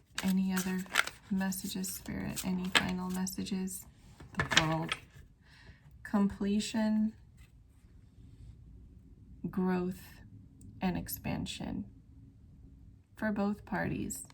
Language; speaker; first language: English; native; English